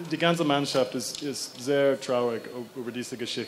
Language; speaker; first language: German; non-native, learner; English